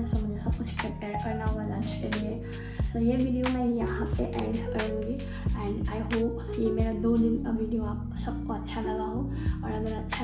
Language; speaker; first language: Hindi; non-native, local second language; Bangla